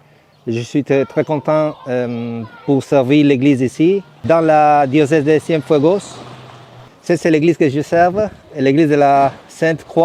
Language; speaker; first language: French; non-native, fluent; Italian